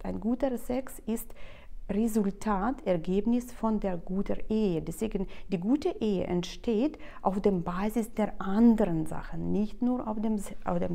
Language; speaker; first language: German; non-native, fluent; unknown